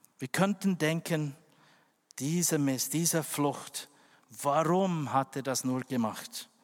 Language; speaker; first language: German; non-native, fluent; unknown